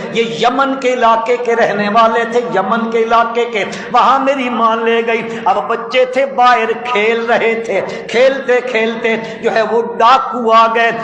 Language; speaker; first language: Urdu; non-native, local second language; Punjabi